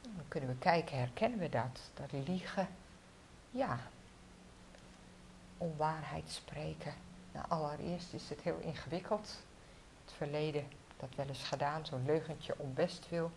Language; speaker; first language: Dutch; native; Dutch